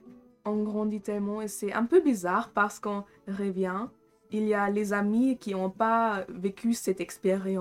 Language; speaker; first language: French; non-native, fluent; German